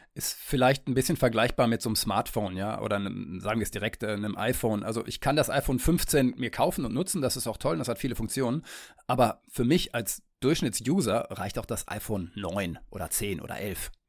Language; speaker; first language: German; native; German